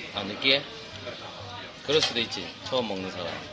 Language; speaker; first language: Korean; native; Korean